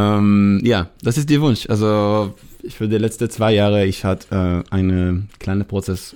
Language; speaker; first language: German; non-native, fluent; Hebrew